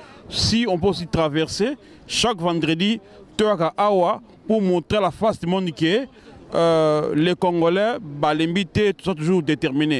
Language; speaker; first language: French; non-native, local second language; Lingala